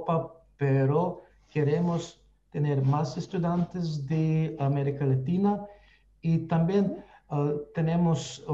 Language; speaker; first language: Spanish; non-native, fluent; Slovenian